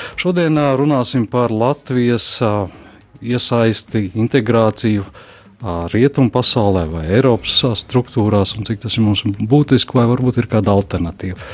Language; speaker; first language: Latvian; native; Latvian